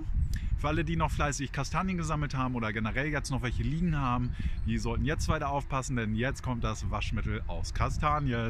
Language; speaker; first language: German; native; German